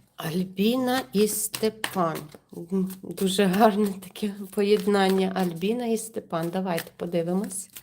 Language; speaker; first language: Ukrainian; non-native, local second language; Russian